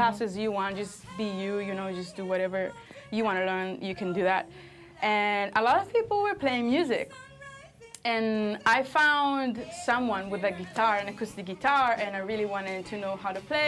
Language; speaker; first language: English; non-native, fluent; Hebrew